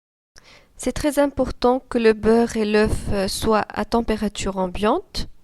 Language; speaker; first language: French; non-native, local second language; Arabic